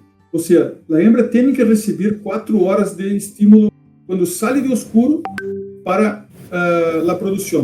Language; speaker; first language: Spanish; non-native, fluent; Portuguese